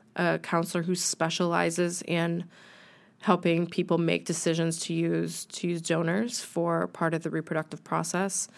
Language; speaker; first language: English; native; English